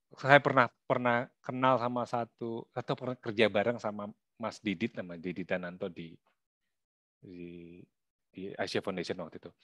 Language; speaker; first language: Indonesian; native; Indonesian